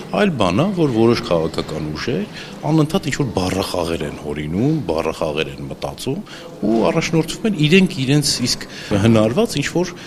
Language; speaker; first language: Armenian; native; Armenian